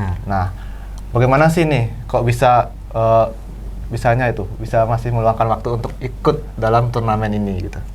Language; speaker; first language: Indonesian; non-native, local second language; Balinese